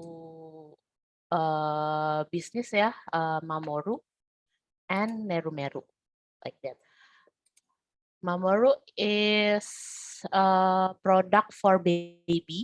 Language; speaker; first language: English; non-native, learner; Indonesian